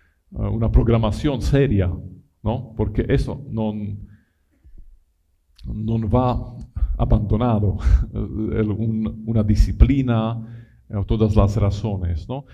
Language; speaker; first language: Spanish; non-native, fluent; Italian